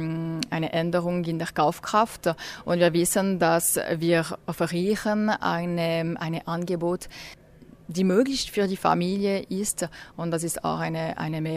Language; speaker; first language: German; non-native, local second language; French